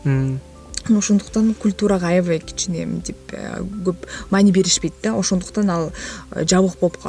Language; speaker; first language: Kyrgyz; non-native, local second language; Russian